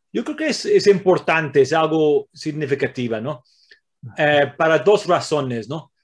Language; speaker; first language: Spanish; non-native, fluent; English